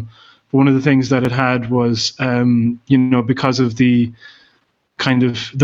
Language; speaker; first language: English; native; English